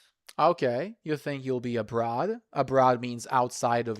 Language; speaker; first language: English; non-native, fluent; Serbian